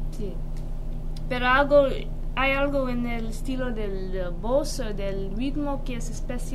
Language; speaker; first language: Spanish; non-native, fluent; English